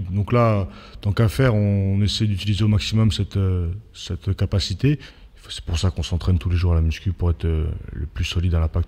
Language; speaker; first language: French; native; French